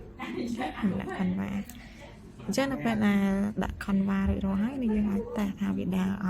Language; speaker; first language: Khmer; native; Khmer